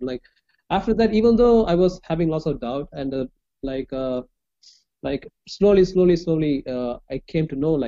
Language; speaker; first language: English; non-native, local second language; Tamil